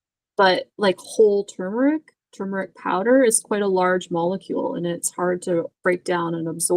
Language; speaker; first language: English; native; English